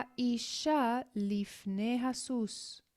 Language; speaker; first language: Hebrew; non-native, learner; English